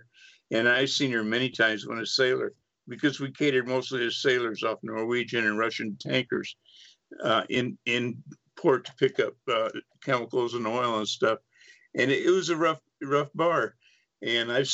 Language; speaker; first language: English; native; English